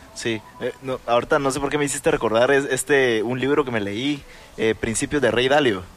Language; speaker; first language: Spanish; native; Spanish